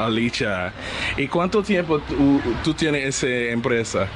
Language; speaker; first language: Spanish; non-native, learner; English